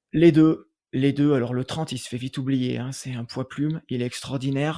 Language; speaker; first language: French; native; French